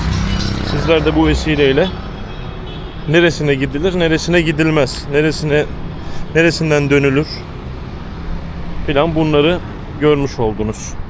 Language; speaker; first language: Turkish; native; Turkish